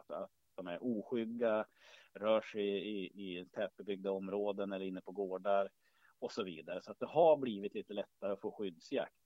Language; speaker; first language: Swedish; native; Swedish